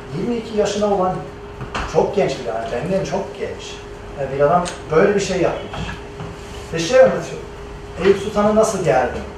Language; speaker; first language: Turkish; non-native, fluent; English